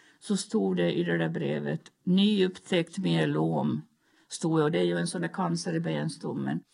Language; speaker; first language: Swedish; native; Swedish